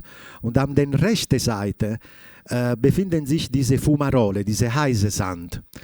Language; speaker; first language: German; non-native, fluent; Italian